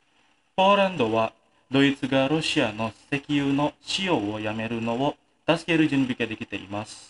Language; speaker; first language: Japanese; non-native, fluent; Indonesian